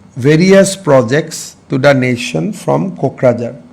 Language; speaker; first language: English; non-native, local second language; Assamese